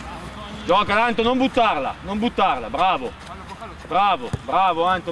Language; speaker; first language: Italian; native; Italian